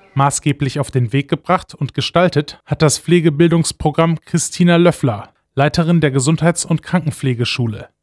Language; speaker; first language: German; native; German